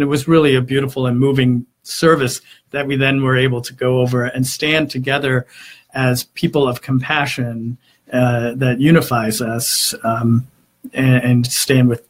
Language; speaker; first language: English; native; English